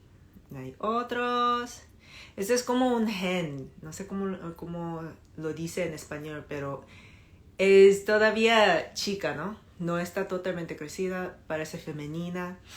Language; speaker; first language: Spanish; non-native, fluent; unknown